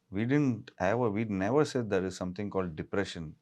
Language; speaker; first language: English; non-native, local second language; Tamil